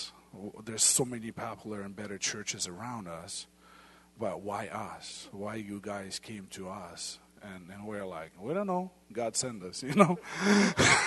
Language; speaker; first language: English; non-native, fluent; Ukrainian